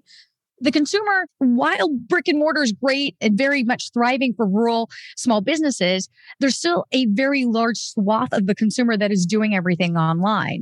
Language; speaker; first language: English; native; English